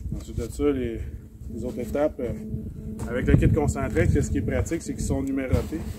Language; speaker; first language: French; native; French